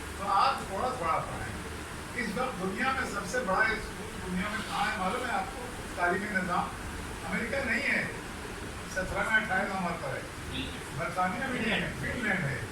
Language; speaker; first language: Urdu; native; Urdu